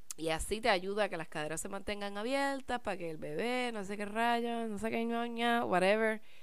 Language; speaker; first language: Spanish; early bilingual, heritage; Spanish